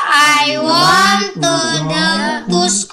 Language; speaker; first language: English; non-native, learner; Indonesian